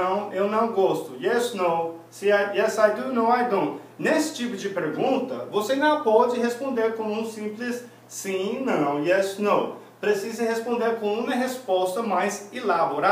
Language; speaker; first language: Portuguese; non-native, fluent; English